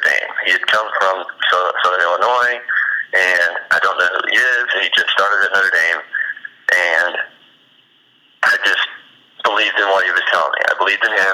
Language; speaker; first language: English; native; English